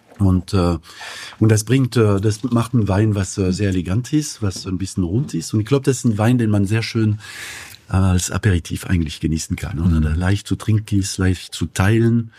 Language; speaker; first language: German; non-native, fluent; French